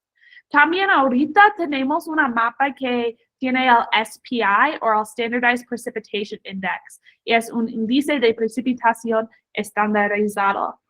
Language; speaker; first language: Spanish; non-native, fluent; English